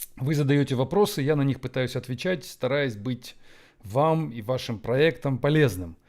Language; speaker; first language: Russian; native; Russian